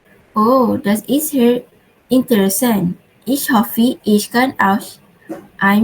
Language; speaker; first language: German; non-native, learner; Malay